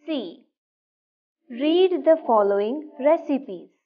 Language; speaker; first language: English; non-native, local second language; Gujarati